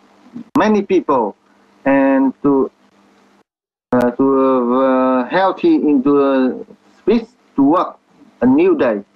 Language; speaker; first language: English; non-native, learner; Vietnamese